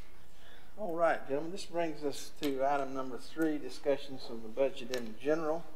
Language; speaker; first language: English; native; English